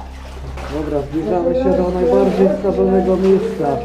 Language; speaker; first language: Polish; native; Polish